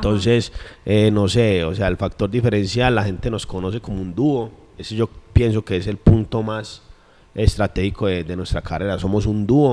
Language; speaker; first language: Spanish; native; Spanish